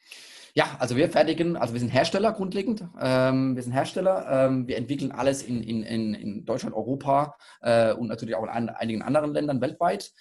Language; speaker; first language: German; native; German